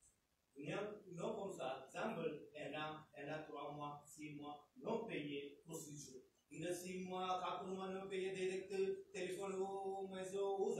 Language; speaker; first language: French; non-native, learner; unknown